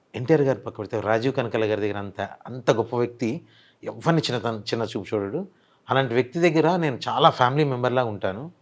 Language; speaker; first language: Telugu; native; Telugu